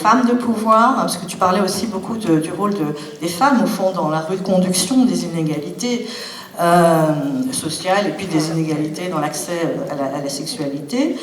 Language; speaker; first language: French; native; French